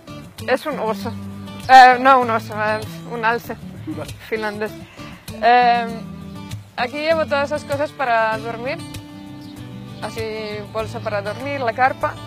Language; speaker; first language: Spanish; non-native, fluent; Finnish